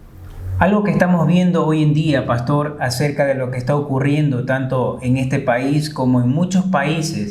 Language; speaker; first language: Spanish; native; Spanish